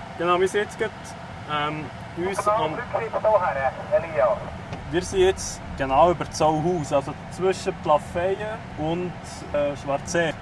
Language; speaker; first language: German; native; German